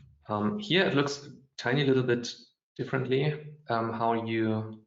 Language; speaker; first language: English; non-native, fluent; German